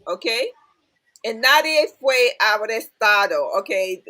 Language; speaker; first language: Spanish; non-native, learner; English